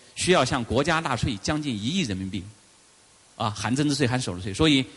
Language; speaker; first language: Chinese; native; Chinese